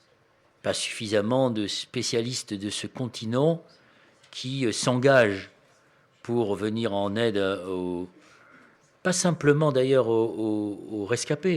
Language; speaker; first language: French; native; French